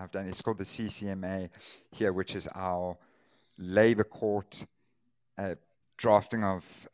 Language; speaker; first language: English; native; English